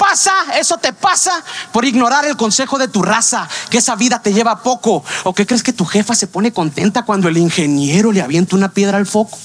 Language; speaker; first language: Spanish; native; Spanish